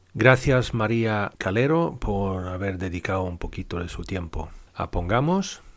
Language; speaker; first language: Spanish; non-native, fluent; Swedish